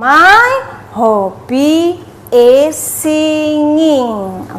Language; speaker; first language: English; non-native, learner; Indonesian